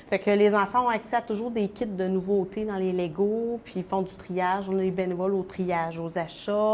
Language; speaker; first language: French; native; French